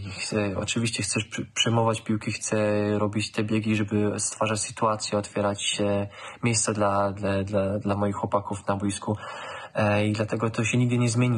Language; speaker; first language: Polish; early bilingual, heritage; German